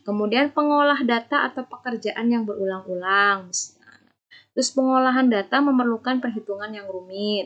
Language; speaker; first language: Indonesian; native; Indonesian